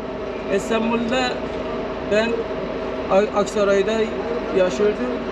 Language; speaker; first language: Turkish; non-native, learner; Azerbaijani